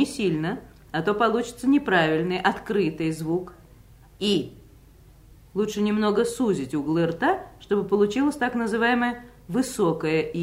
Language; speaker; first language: Russian; native; Russian